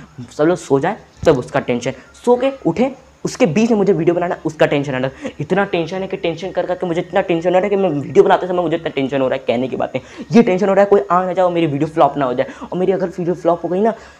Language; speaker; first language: Hindi; native; Hindi